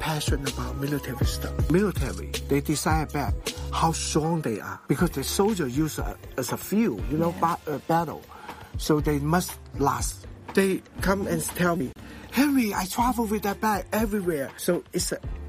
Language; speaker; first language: English; non-native, fluent; Chinese